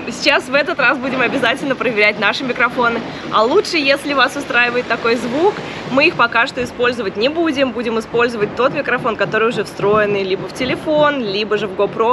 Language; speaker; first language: Russian; native; Russian